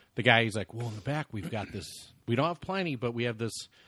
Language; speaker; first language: English; native; English